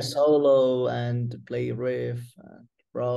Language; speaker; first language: English; non-native, fluent; Arabic